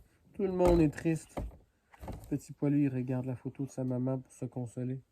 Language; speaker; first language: French; native; French